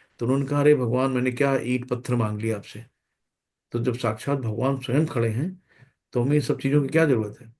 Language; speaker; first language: Hindi; native; Hindi